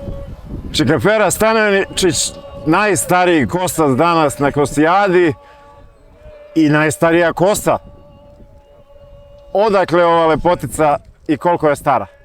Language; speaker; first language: Bosnian; native; Bosnian